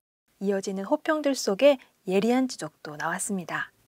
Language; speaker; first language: Korean; native; Korean